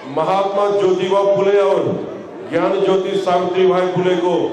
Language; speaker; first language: Hindi; non-native, local second language; Telugu